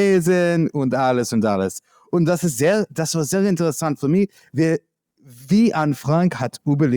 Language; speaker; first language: German; non-native, learner; English